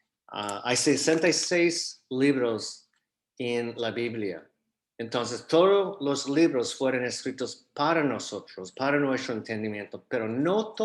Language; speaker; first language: Spanish; non-native, fluent; English